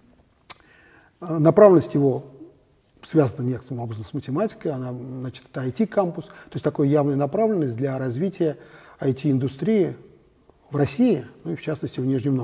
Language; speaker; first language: Russian; native; Russian